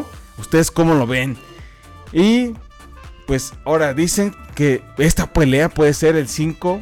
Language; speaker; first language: Spanish; native; Spanish